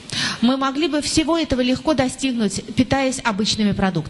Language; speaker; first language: Russian; native; Russian